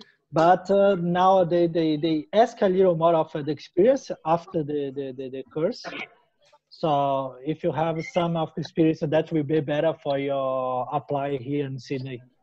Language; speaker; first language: English; non-native, learner; Portuguese